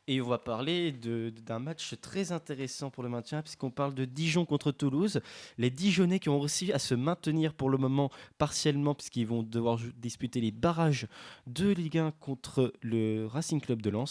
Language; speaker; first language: French; native; French